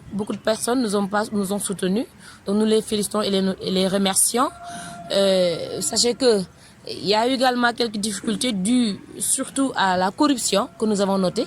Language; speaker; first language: French; non-native, local second language; Wolof